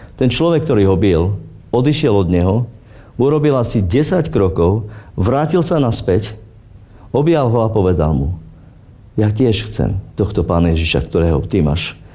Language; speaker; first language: Slovak; non-native, local second language; Romany